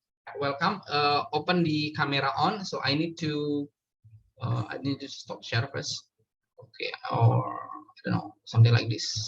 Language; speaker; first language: English; non-native, learner; Indonesian